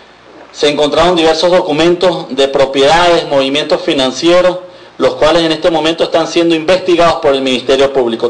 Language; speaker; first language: Spanish; native; Spanish